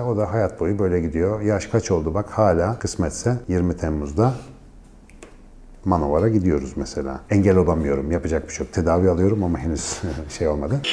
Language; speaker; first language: Turkish; native; Turkish